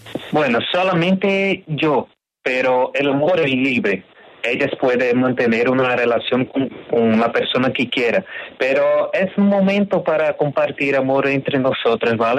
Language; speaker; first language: Spanish; non-native, learner; Portuguese